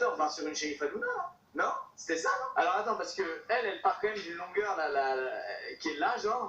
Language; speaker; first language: French; native; French